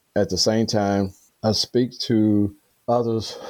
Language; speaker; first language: English; native; English